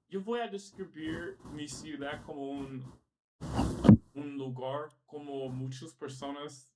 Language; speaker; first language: Spanish; non-native, learner; English